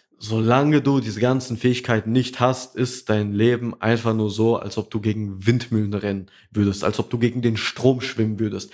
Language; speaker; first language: German; early bilingual, other home language; Russian